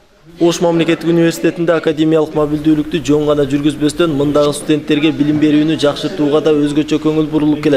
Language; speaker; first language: Kyrgyz; native; Kyrgyz